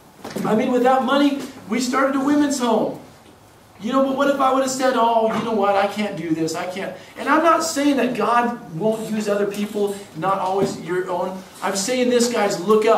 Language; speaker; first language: English; native; English